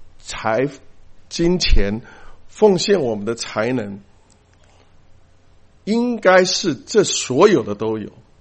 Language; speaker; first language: Chinese; native; Chinese